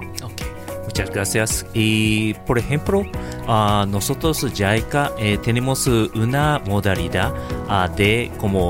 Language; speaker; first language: Spanish; non-native, learner; Japanese